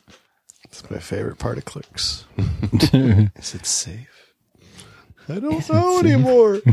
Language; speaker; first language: English; native; English